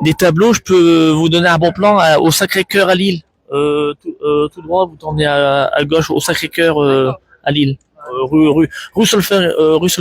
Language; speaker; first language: French; native; French